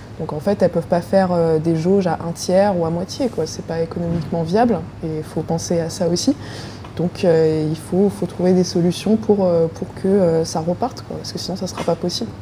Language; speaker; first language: French; native; French